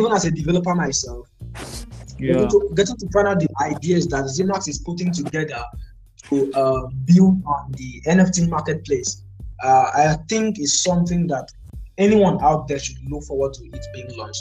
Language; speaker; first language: English; non-native, local second language; Igbo